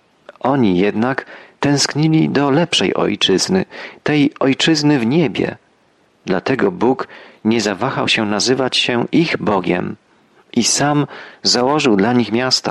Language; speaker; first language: Polish; native; Polish